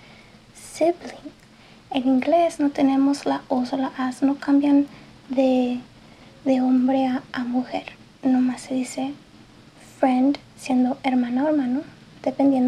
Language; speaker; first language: Spanish; early bilingual, heritage; English